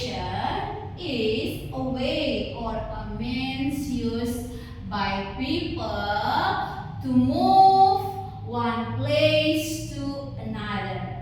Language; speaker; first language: English; non-native, learner; Indonesian